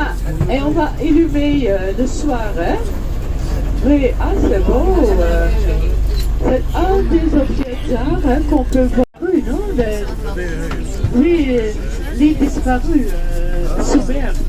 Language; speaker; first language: French; non-native, fluent; Dutch